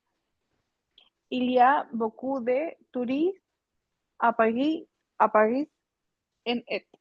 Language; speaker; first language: French; non-native, learner; Spanish